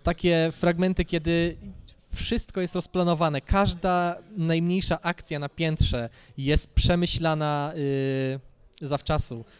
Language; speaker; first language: Polish; native; Polish